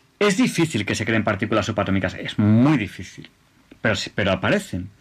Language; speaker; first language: Spanish; native; Spanish